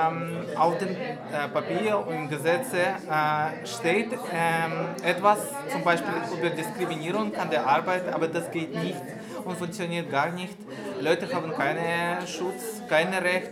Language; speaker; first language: German; non-native, learner; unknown